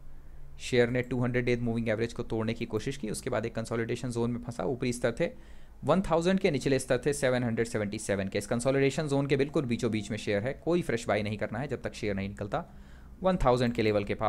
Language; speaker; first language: Hindi; native; Hindi